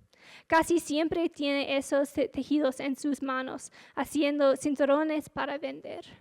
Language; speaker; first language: Spanish; non-native, fluent; English